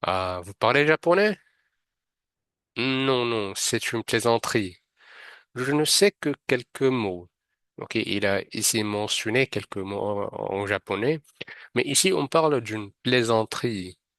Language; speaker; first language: French; non-native, fluent; Arabic